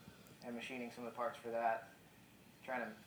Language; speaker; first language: English; native; English